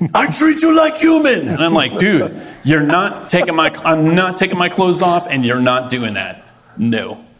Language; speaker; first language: English; native; English